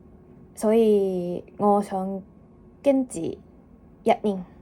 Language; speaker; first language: Cantonese; non-native, learner; Japanese